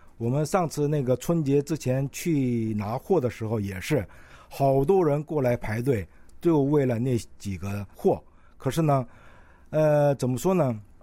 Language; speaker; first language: Chinese; non-native, local second language; Korean